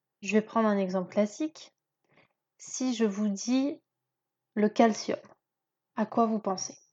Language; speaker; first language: French; native; French